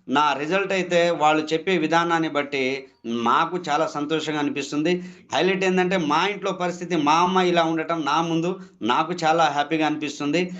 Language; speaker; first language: Telugu; non-native, local second language; Lambadi